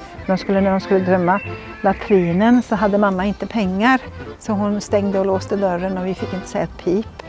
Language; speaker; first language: Swedish; native; Swedish